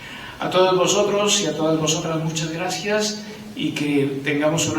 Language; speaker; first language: Spanish; native; Spanish